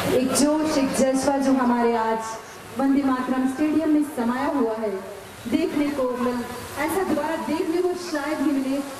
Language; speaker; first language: Hindi; native; Hindi